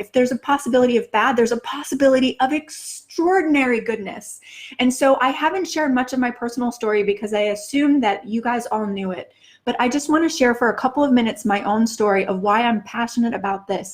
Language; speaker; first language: English; native; English